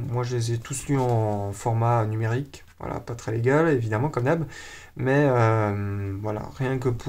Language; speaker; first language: French; native; French